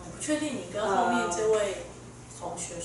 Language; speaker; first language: Chinese; native; Chinese